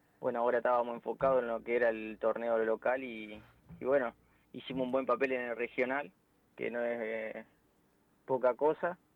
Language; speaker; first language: Spanish; native; Spanish